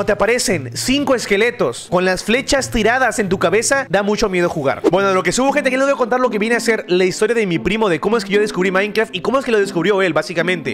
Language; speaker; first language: Spanish; native; Spanish